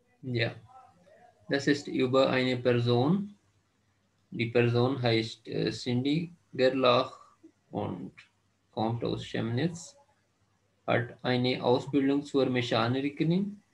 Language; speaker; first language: German; non-native, fluent; Urdu